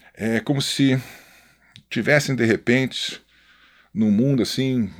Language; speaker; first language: Portuguese; native; Portuguese